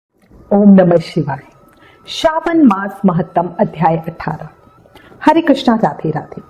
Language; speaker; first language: Hindi; native; Hindi